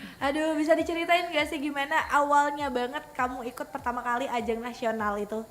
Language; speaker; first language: Indonesian; native; Indonesian